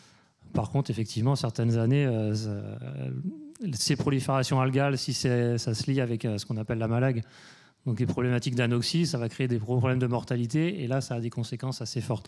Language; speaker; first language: French; native; French